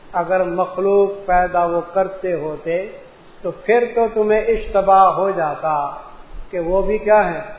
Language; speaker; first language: Urdu; non-native, local second language; Punjabi